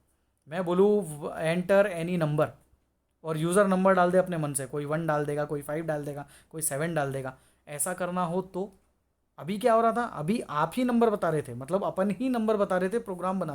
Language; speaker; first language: Hindi; native; Hindi